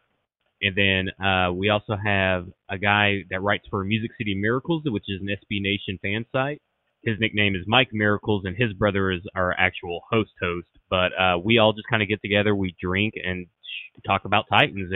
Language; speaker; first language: English; native; English